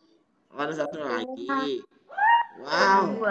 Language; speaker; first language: Indonesian; native; Indonesian